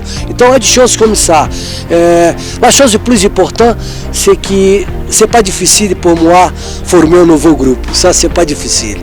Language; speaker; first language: French; non-native, fluent; Portuguese